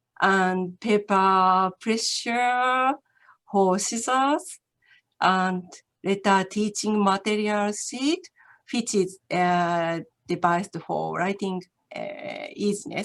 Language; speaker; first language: English; non-native, learner; Japanese